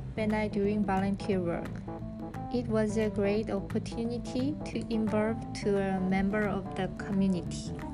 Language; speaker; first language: English; non-native, learner; Korean